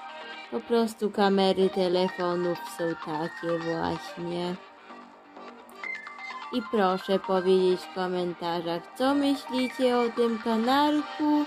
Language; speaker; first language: Polish; early bilingual, heritage; Polish